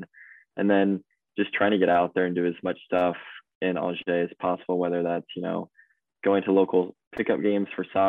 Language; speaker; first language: English; native; English